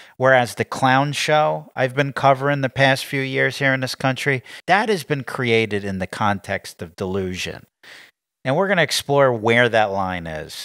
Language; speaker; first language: English; native; English